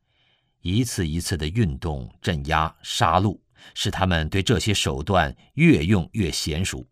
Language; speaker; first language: Chinese; native; Chinese